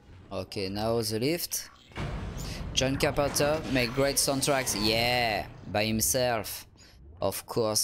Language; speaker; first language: English; non-native, learner; French